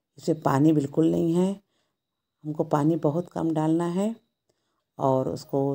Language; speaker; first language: Hindi; native; Hindi